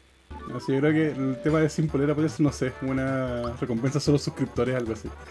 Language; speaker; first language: Spanish; native; Spanish